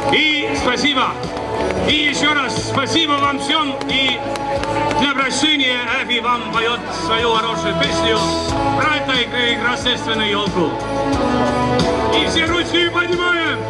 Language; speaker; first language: Russian; non-native, local second language; Estonian